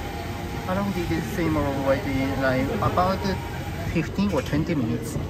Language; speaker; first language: English; non-native, learner; Japanese